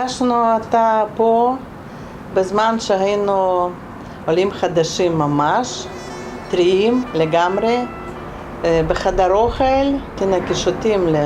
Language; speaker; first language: Hebrew; non-native, fluent; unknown